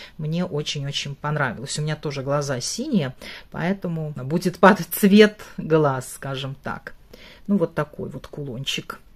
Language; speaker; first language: Russian; native; Russian